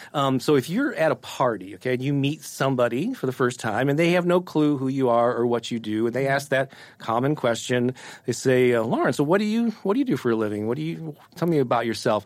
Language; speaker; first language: English; native; English